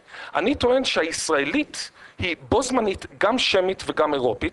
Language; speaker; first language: Hebrew; native; Hebrew